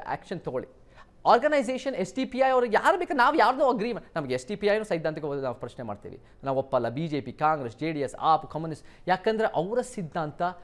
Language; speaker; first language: Kannada; early bilingual, heritage; Kannada